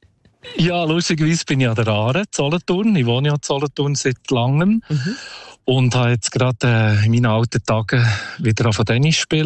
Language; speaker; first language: German; native; German